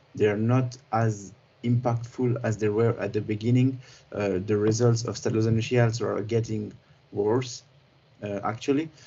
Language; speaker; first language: English; non-native, fluent; French